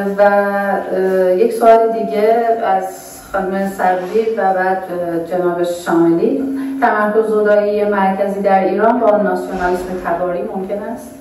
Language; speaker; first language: Persian; non-native, local second language; Azerbaijani